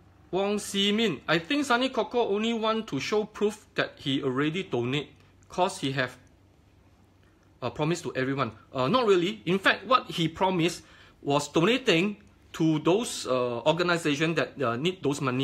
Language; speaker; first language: English; non-native, local second language; Chinese